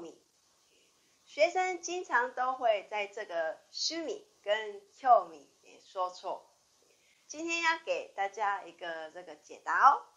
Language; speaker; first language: Chinese; non-native, fluent; Japanese